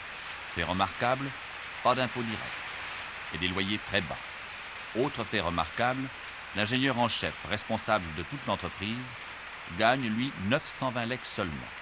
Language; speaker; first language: French; native; French